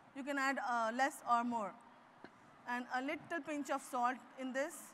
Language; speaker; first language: English; non-native, local second language; Urdu